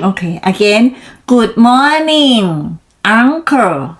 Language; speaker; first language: English; non-native, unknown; Thai